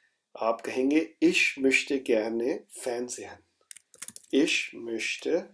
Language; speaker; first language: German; non-native, fluent; Urdu